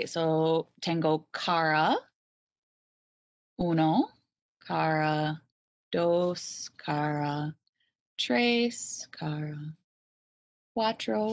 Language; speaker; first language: Spanish; non-native, learner; English